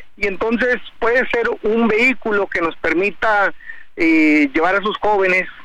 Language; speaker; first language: Spanish; native; Spanish